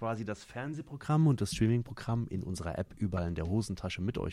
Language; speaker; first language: German; native; German